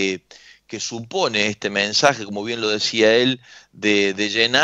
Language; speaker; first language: Spanish; native; Spanish